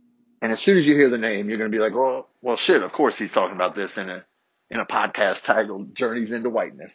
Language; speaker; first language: English; native; English